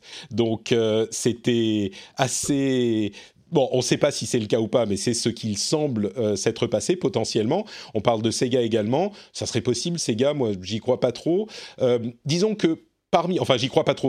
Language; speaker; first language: French; native; French